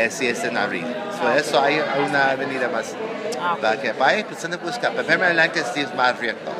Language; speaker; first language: Spanish; non-native, learner; English